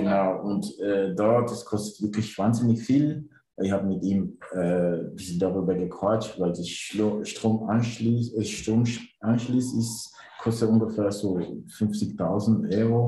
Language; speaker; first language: German; non-native, learner; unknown